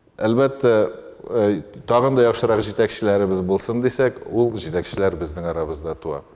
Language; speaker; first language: Tatar; native; Tatar